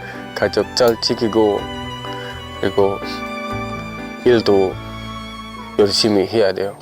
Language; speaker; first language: Korean; non-native, learner; Indonesian